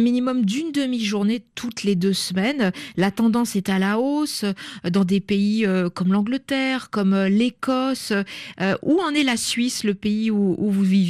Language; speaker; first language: French; native; French